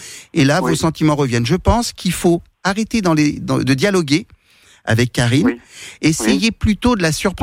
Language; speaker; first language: French; native; French